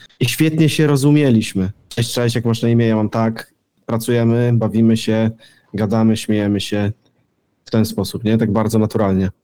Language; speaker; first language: Polish; native; Polish